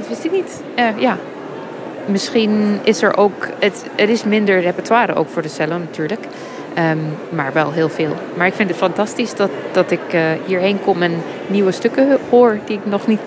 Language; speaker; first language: Dutch; non-native, fluent; English